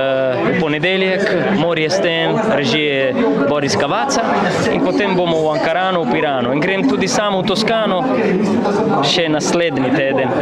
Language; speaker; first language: Slovenian; non-native, fluent; Italian